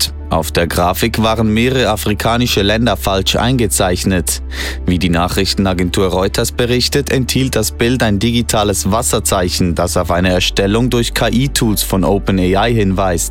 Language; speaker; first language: German; native; German